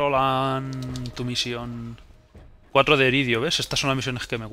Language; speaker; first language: Spanish; native; Spanish